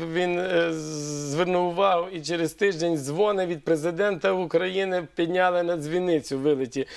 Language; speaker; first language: Ukrainian; native; Ukrainian